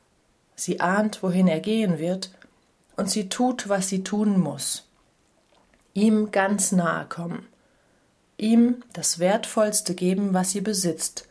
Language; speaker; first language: German; native; German